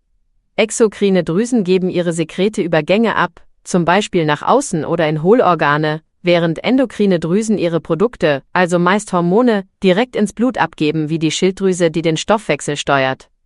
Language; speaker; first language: German; native; German